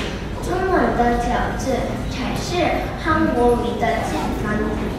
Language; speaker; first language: Chinese; non-native, learner; Korean